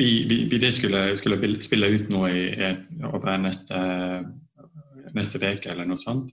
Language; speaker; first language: Norwegian; non-native, fluent; Estonian